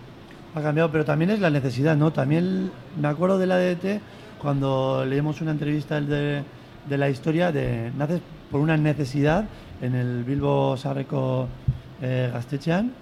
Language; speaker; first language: Spanish; native; Spanish